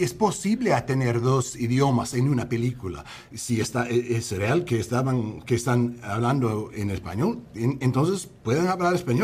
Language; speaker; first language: Spanish; non-native, learner; English